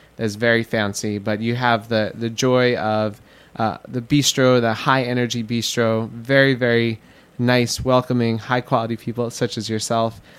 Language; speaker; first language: English; native; English